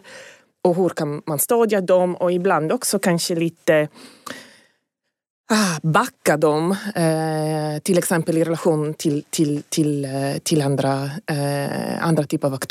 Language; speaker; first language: Swedish; non-native, fluent; Italian